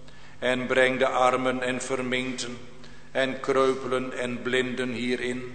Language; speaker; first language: Dutch; native; Dutch